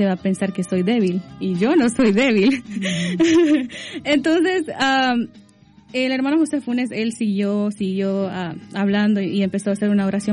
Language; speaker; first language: Spanish; native; Spanish